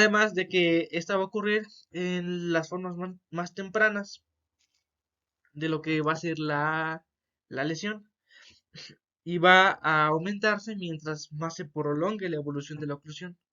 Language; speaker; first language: Spanish; native; Spanish